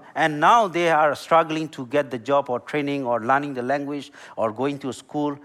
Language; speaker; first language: English; non-native, learner; Burmese